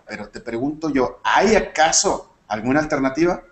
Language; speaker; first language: Spanish; native; Spanish